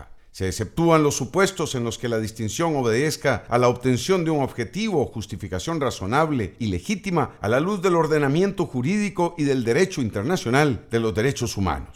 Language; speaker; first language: Spanish; native; Spanish